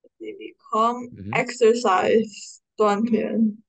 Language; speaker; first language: English; non-native, learner; Indonesian